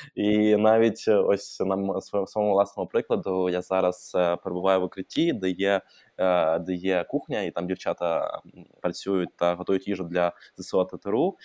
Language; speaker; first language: Ukrainian; non-native, local second language; Russian